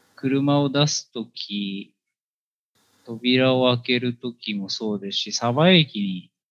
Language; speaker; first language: Japanese; native; Japanese